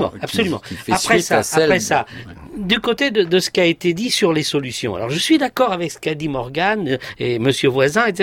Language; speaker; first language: French; native; French